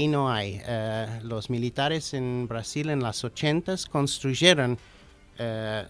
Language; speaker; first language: Spanish; non-native, fluent; English